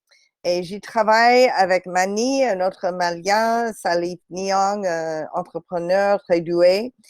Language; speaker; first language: French; non-native, fluent; English